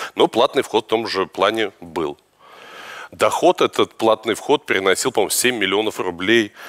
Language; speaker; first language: Russian; native; Russian